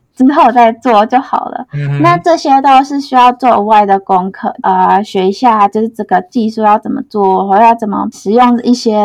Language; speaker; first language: Chinese; non-native, fluent; Indonesian